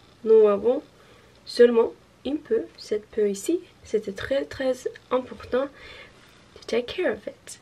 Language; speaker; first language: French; non-native, learner; Norwegian